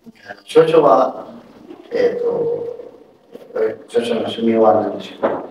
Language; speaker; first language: Japanese; non-native, learner; Indonesian